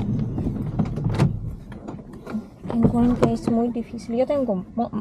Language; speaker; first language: Spanish; non-native, learner; Russian